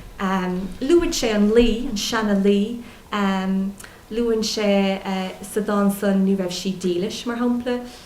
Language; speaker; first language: Irish; non-native, local second language; English